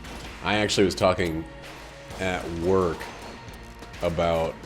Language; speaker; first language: English; native; English